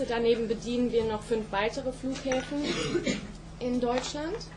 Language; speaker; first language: German; native; German